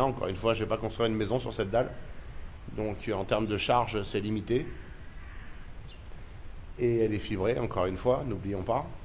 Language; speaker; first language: French; native; French